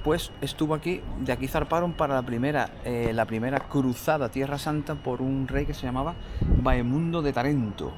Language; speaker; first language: Spanish; native; Spanish